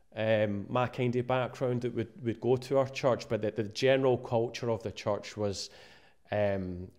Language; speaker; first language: English; native; English